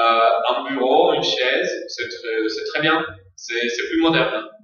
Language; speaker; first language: French; non-native, fluent; Spanish